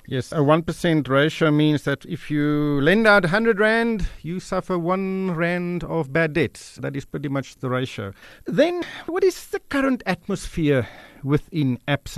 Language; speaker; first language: English; non-native, local second language; Afrikaans